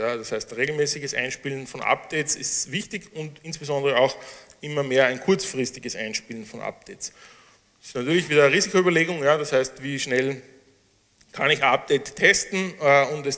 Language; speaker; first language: German; native; German